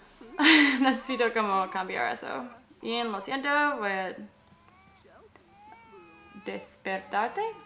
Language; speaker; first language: Spanish; non-native, learner; English